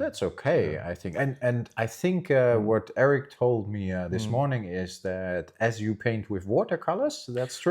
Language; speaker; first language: English; non-native, fluent; German